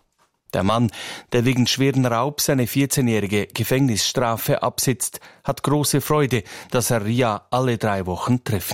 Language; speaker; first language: German; native; German